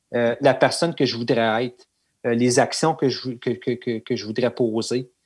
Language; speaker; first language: French; native; French